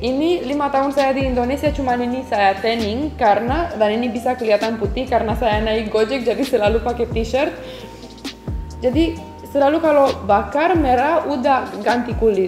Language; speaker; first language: Indonesian; non-native, fluent; Romanian